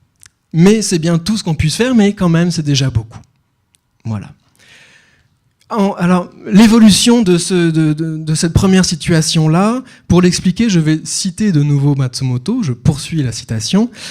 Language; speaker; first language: French; native; French